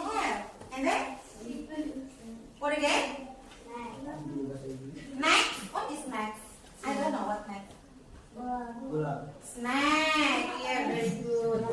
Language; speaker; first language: English; non-native, learner; Indonesian